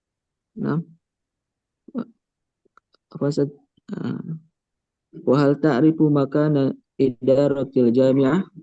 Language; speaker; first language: Arabic; non-native, learner; Indonesian